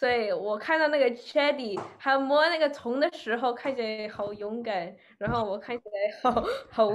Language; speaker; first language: Chinese; early bilingual, other home language; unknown